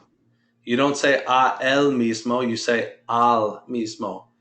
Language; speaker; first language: Spanish; non-native, fluent; English